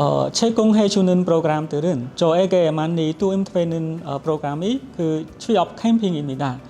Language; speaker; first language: Korean; non-native, learner; Khmer